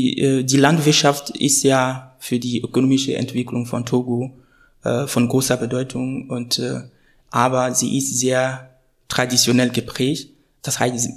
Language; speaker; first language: German; non-native, fluent; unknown